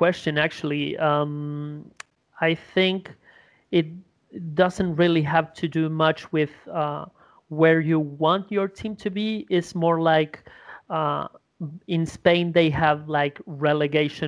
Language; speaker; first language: English; non-native, fluent; Spanish